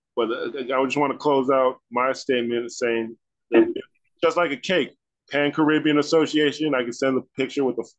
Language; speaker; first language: English; native; English